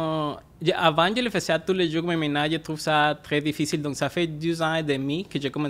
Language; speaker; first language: French; non-native, fluent; Spanish